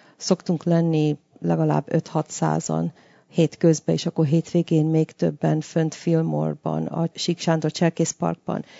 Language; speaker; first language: Hungarian; early bilingual, heritage; Hungarian